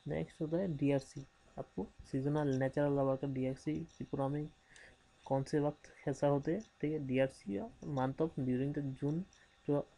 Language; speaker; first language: Hindi; non-native, local second language; Bangla